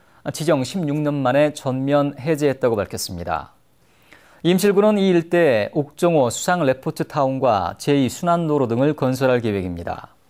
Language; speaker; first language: Korean; native; Korean